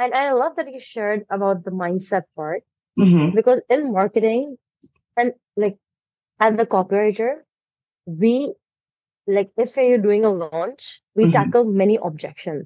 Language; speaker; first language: English; non-native, local second language; Hindi